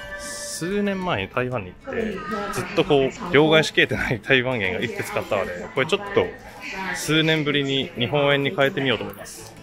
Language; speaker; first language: Japanese; native; Japanese